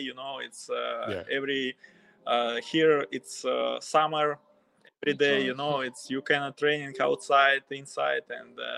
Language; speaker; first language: English; non-native, learner; Russian